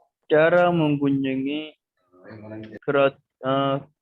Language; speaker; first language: Indonesian; non-native, learner; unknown